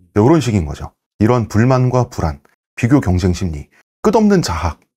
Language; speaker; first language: Korean; native; Korean